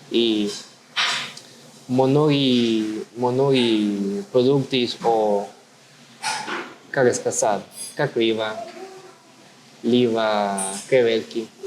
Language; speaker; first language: Russian; non-native, learner; Spanish